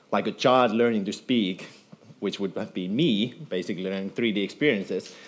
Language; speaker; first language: English; non-native, fluent; Finnish